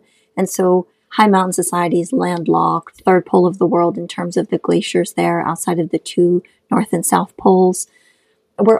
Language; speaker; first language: English; non-native, fluent; Shughni